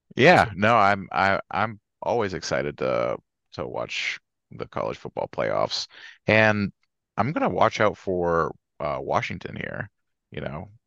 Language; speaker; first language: English; native; English